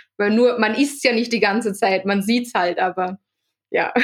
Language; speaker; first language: German; native; German